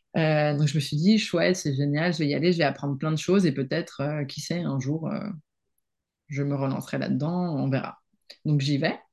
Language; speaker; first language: French; non-native, fluent; Spanish